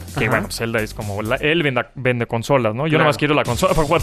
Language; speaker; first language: Spanish; native; Spanish